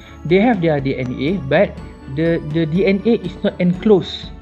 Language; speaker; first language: English; non-native, local second language; Malay